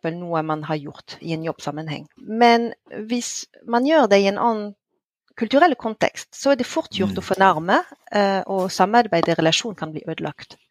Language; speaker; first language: Norwegian; non-native, fluent; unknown